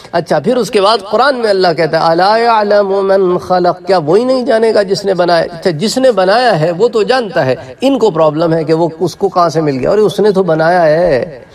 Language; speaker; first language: Urdu; non-native, local second language; Punjabi